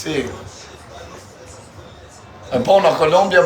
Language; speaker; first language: Italian; non-native, learner; Albanian